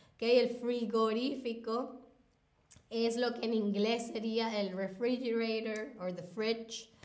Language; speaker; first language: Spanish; native; Spanish